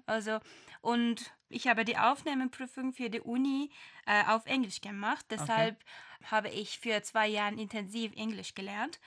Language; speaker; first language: German; non-native, fluent; Turkish